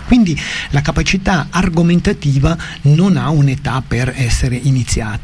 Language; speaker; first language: Italian; native; Italian